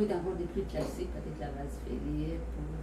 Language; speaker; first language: French; native; French